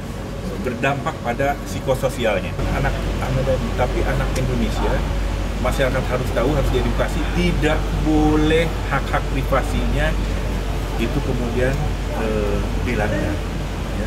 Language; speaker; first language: Indonesian; native; Indonesian